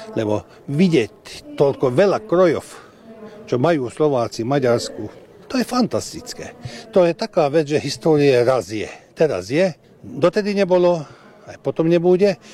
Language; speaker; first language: Slovak; early bilingual, heritage; Hungarian